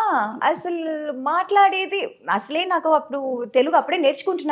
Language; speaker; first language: Telugu; non-native, fluent; Tamil